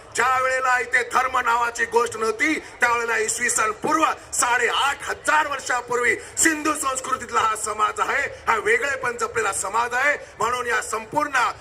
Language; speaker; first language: Marathi; non-native, local second language; Lambadi